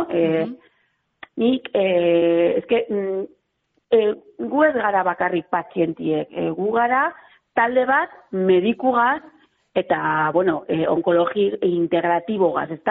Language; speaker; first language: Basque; non-native, local second language; Spanish